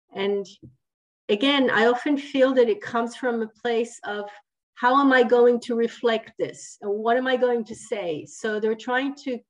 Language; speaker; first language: English; non-native, fluent; Italian